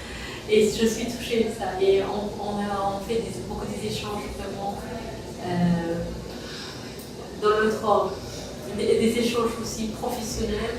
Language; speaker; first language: French; non-native, fluent; Persian